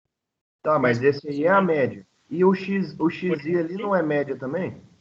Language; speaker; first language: Portuguese; native; Portuguese